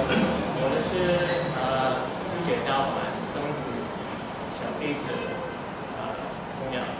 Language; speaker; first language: Chinese; non-native, learner; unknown